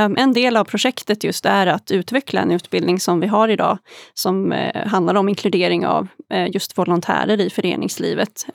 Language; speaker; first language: Swedish; native; Swedish